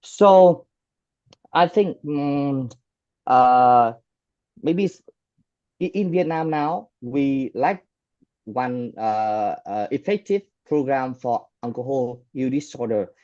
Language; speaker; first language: English; non-native, fluent; Vietnamese